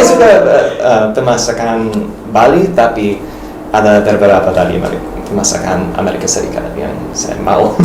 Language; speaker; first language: Indonesian; non-native, learner; English